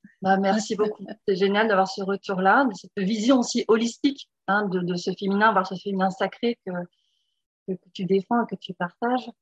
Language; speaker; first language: French; native; French